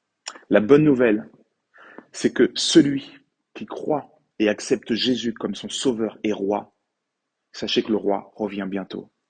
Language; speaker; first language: French; native; French